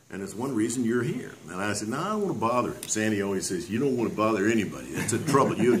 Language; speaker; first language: English; native; English